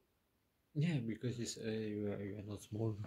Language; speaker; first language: English; non-native, learner; French